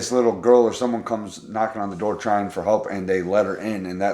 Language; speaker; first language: English; native; English